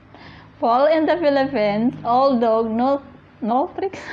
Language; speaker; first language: English; non-native, learner; Filipino